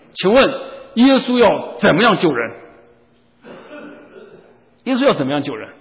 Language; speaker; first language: Chinese; native; Chinese